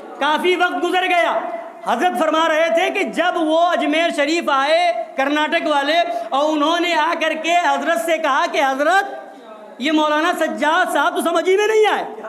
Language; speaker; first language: Urdu; native; Urdu